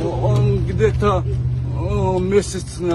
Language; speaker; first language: Russian; non-native, learner; Tajik